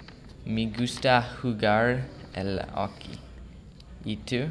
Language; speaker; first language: Spanish; non-native, learner; English